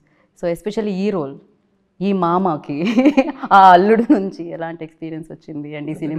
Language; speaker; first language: Telugu; native; Telugu